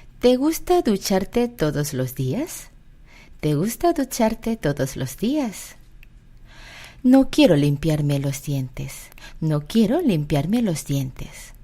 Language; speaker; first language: Spanish; non-native, fluent; Korean